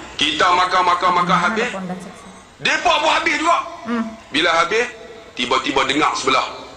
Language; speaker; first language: Malay; native; Malay